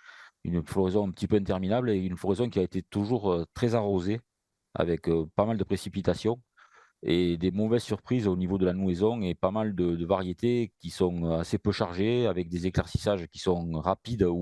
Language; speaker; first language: French; native; French